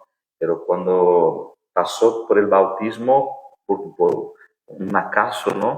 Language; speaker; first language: Spanish; non-native, fluent; Portuguese